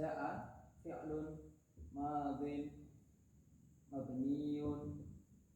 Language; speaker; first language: Arabic; non-native, fluent; Indonesian